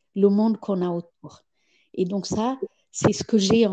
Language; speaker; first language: French; non-native, fluent; Amharic